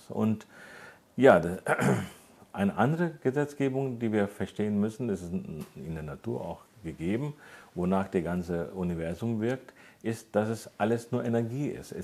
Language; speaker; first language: German; non-native, fluent; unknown